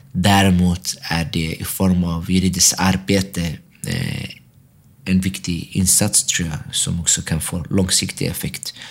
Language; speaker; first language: Swedish; early bilingual, other home language; Arabic